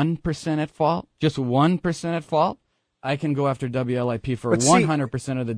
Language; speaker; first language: English; native; English